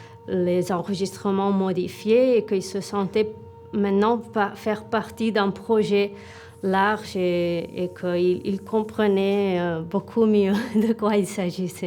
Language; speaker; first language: French; non-native, fluent; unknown